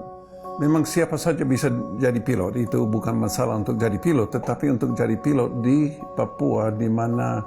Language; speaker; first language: Indonesian; non-native, fluent; English